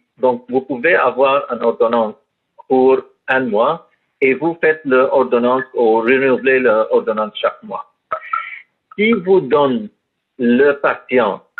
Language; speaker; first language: French; non-native, learner; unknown